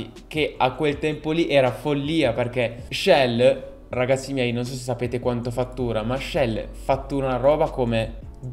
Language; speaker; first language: Italian; native; Italian